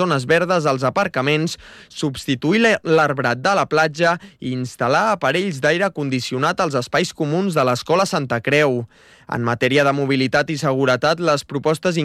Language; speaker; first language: Catalan; native; Catalan